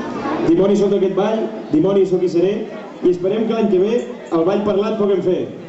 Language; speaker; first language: Catalan; native; Catalan